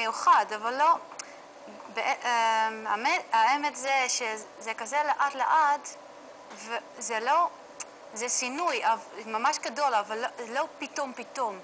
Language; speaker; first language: Hebrew; non-native, learner; Dutch